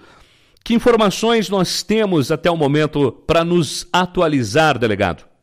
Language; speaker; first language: Portuguese; native; Portuguese